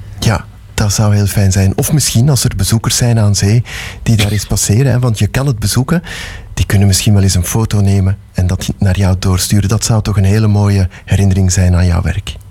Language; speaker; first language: Dutch; native; Dutch